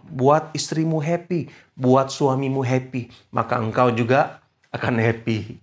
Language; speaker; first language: Indonesian; native; Indonesian